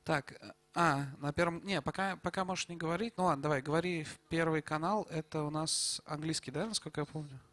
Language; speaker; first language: Russian; native; Russian